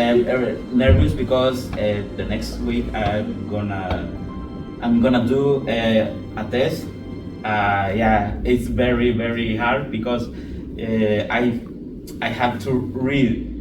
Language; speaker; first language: English; non-native, learner; Spanish